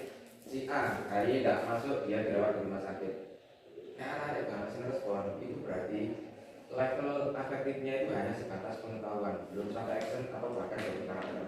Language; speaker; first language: Indonesian; native; Indonesian